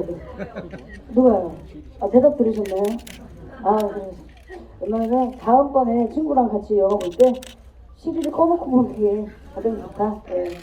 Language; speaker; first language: Korean; native; Korean